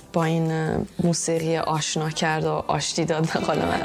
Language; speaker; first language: Persian; early bilingual, heritage; Persian